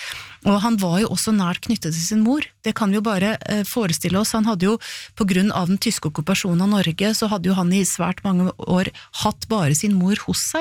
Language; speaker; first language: Norwegian; native; Norwegian